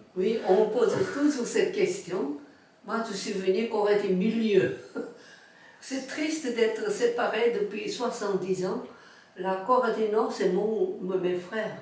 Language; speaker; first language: French; non-native, fluent; Korean